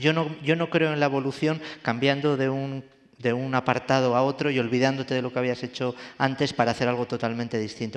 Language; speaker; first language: Spanish; native; Spanish